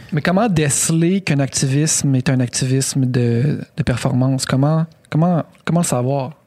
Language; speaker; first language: French; native; French